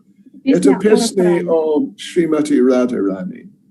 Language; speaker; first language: Russian; non-native, learner; English